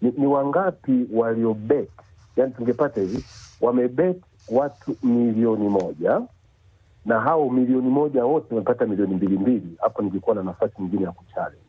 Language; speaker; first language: Swahili; native; Swahili